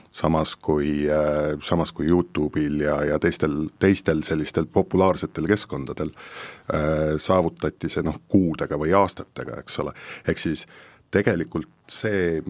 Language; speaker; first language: Estonian; native; Estonian